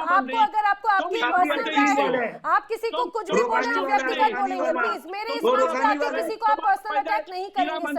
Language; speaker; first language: Hindi; native; Hindi